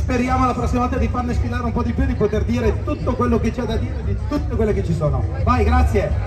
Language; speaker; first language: Italian; native; Italian